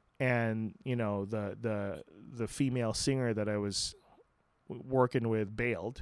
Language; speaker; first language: English; non-native, local second language; Filipino